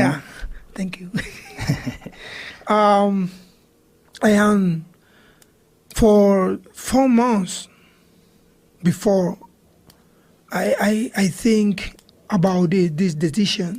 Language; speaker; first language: English; non-native, learner; Spanish